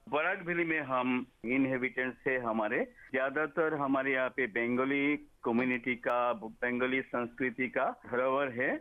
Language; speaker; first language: Hindi; non-native, local second language; Bangla